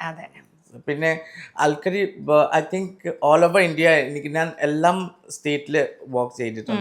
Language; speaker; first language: Malayalam; non-native, learner; Assamese